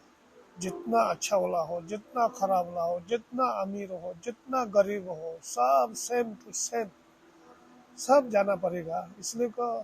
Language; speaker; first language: Hindi; non-native, local second language; Tibetan